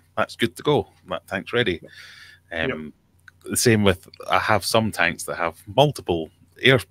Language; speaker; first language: English; native; English